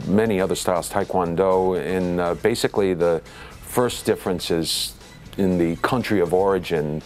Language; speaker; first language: English; native; English